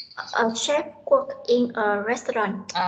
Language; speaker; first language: English; non-native, learner; Vietnamese